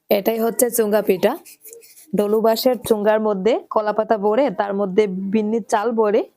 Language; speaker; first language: Bangla; non-native, local second language; Sylheti